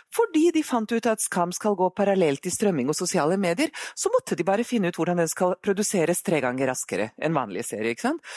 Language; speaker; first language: Norwegian; non-native, fluent; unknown